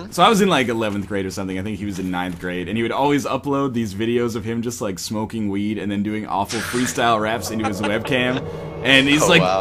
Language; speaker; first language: English; native; English